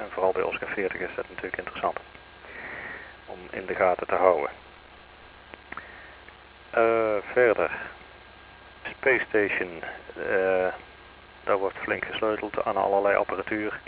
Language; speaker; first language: Dutch; native; Dutch